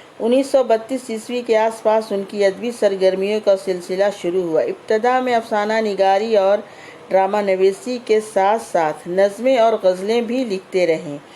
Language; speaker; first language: Urdu; native; Urdu